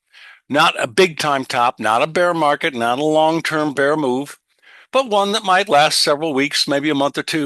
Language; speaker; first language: English; native; English